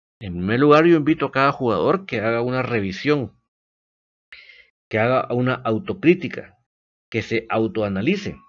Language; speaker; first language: Spanish; native; Spanish